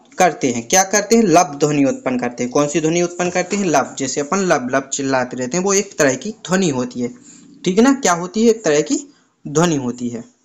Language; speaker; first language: Hindi; native; Hindi